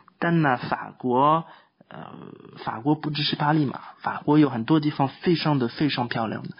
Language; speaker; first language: Chinese; non-native, fluent; French